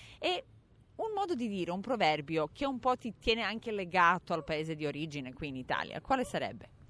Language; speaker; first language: Italian; native; Italian